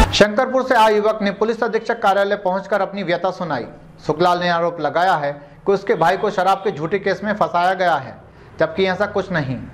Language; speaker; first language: Hindi; native; Hindi